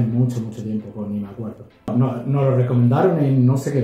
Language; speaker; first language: Spanish; native; Spanish